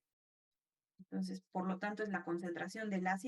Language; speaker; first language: Spanish; native; Spanish